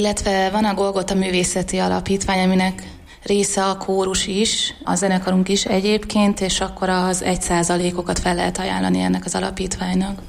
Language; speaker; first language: Hungarian; native; Hungarian